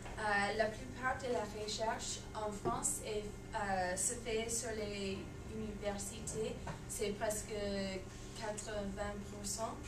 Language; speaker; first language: French; non-native, learner; English